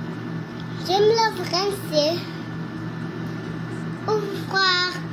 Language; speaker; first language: French; non-native, learner; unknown